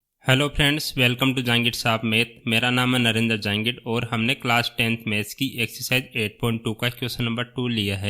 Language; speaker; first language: Hindi; native; Hindi